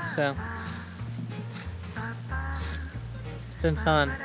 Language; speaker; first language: English; native; English